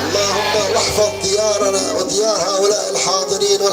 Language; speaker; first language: Arabic; native; Arabic